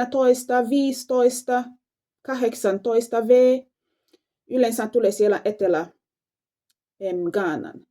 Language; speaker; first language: Finnish; non-native, fluent; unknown